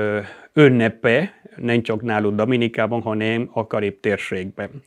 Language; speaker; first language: Hungarian; non-native, fluent; Spanish